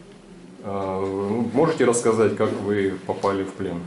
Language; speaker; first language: Russian; native; Russian